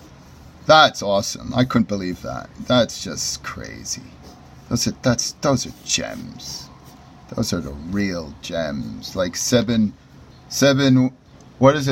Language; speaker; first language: English; native; English